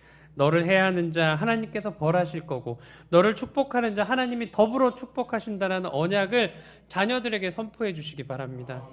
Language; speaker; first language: Korean; native; Korean